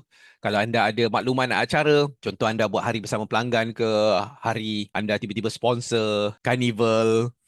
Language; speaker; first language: Malay; native; Malay